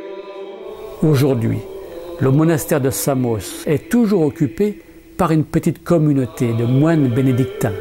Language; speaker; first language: French; native; French